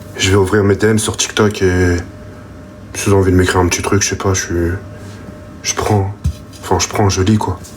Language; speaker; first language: French; early bilingual, other home language; Arabic